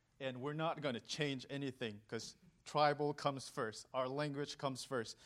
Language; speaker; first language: English; non-native, local second language; Manipuri